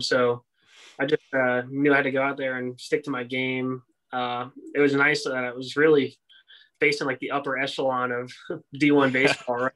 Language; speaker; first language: English; native; English